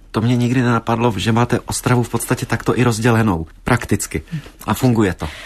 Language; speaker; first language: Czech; native; Czech